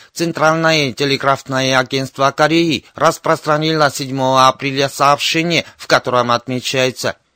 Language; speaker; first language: Russian; non-native, fluent; Korean